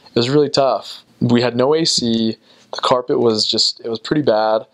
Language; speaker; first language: English; native; English